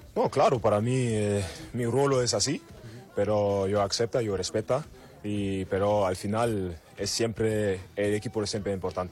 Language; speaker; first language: Spanish; non-native, learner; German